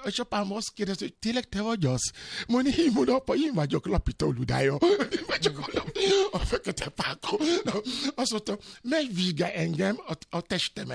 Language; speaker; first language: Hungarian; non-native, learner; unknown